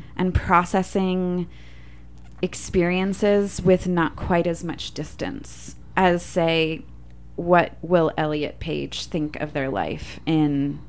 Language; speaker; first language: English; native; English